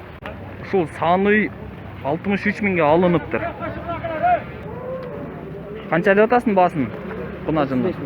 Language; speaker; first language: Kyrgyz; native; Kyrgyz